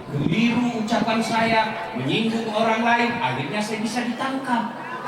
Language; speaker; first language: Indonesian; non-native, local second language; Buginese